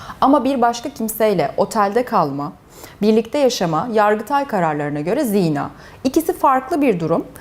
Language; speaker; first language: Turkish; early bilingual, heritage; Turkish